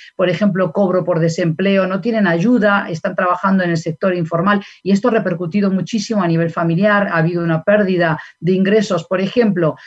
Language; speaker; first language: Spanish; native; Spanish